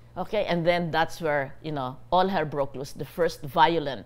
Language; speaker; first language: English; non-native, local second language; Bikol